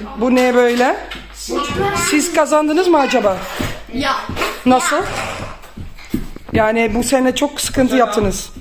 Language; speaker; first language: Turkish; non-native, fluent; Dutch